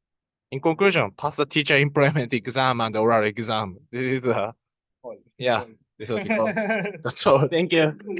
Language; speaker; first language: English; non-native, learner; Japanese